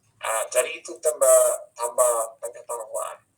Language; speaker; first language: Indonesian; non-native, fluent; English